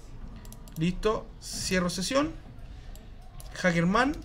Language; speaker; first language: Spanish; native; Spanish